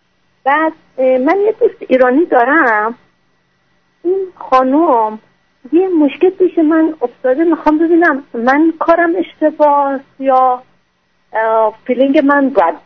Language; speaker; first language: Persian; non-native, fluent; French